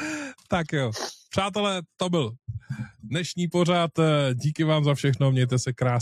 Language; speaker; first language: Czech; native; Czech